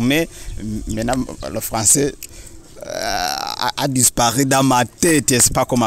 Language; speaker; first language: French; non-native, learner; Rundi